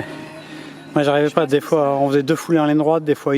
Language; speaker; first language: French; native; French